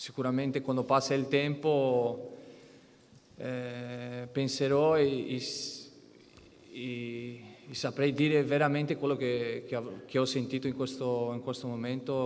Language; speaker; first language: Italian; non-native, fluent; Portuguese